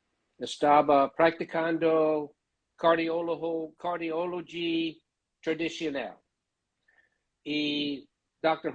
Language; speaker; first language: Spanish; non-native, learner; English